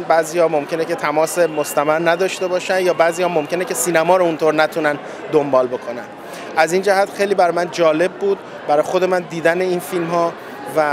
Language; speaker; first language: Persian; native; Persian